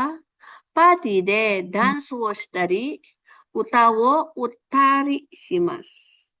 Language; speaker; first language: Japanese; non-native, fluent; Filipino